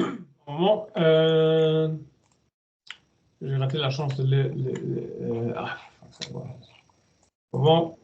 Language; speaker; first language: French; non-native, learner; German